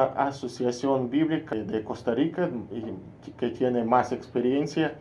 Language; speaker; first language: Spanish; non-native, learner; Russian